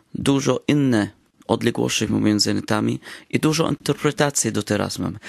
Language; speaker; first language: Polish; non-native, learner; Arabic